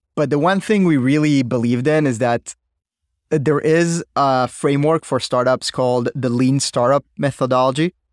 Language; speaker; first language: English; non-native, fluent; Hebrew